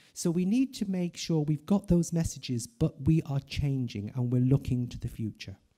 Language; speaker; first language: English; native; English